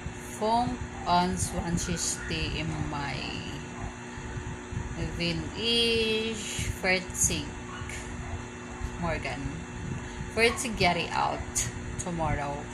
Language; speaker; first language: German; non-native, learner; English